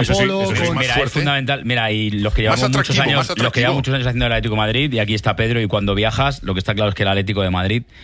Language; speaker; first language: Spanish; native; Spanish